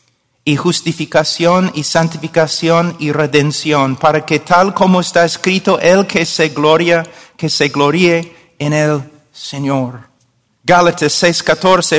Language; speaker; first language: Spanish; non-native, fluent; English